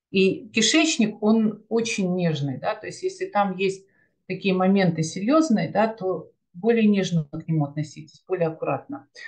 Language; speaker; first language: Russian; native; Russian